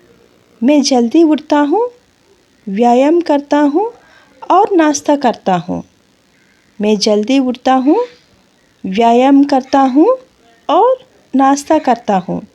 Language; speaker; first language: Hindi; non-native, local second language; Telugu